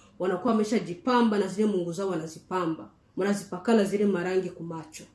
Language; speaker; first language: Swahili; native; Swahili